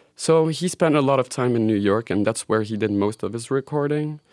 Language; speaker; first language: English; non-native, fluent; French